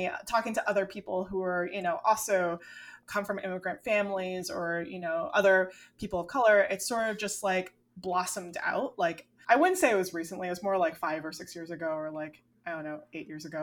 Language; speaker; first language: English; non-native, local second language; Cantonese